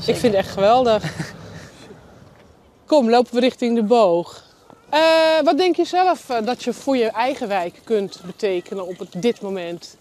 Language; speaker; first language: Dutch; native; Dutch